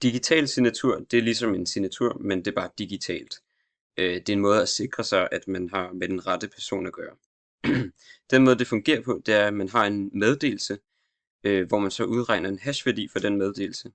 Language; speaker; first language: Danish; native; Danish